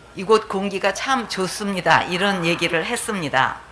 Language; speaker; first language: Korean; native; Korean